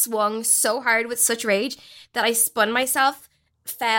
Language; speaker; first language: English; native; English